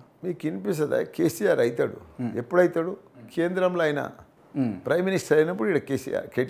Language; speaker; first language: Telugu; native; Telugu